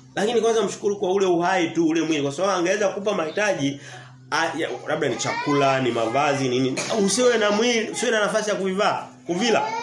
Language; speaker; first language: Swahili; native; Swahili